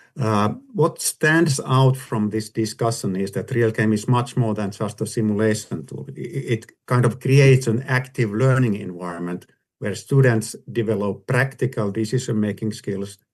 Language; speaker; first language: English; non-native, fluent; Finnish